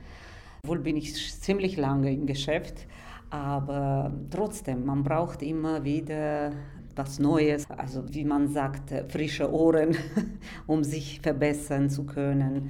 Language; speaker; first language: German; non-native, fluent; Armenian